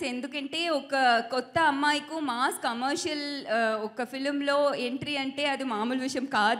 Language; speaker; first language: Telugu; non-native, learner; Tamil